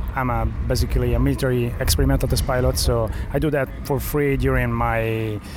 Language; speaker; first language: English; non-native, fluent; Italian